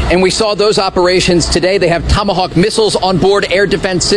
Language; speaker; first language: English; native; English